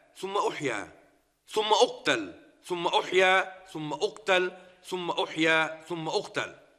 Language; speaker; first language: Swahili; non-native, fluent; Arabic